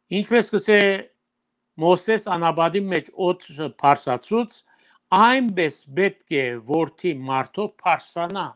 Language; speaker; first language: Armenian; early bilingual, heritage; Armenian